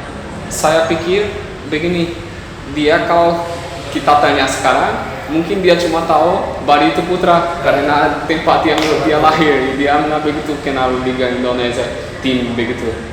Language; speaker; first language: Indonesian; non-native, fluent; Portuguese